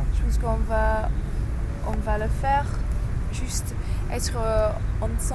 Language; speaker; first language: French; non-native, learner; English